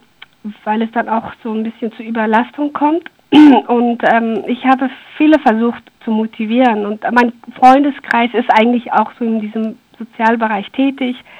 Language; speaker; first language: German; early bilingual, other home language; Persian